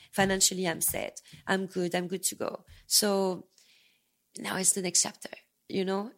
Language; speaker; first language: English; non-native, fluent; French